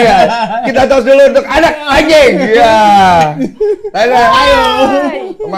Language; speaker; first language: Indonesian; native; Indonesian